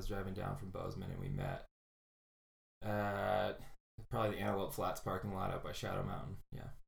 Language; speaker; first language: English; native; English